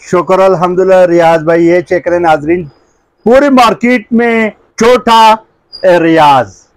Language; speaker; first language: Urdu; non-native, local second language; Pashto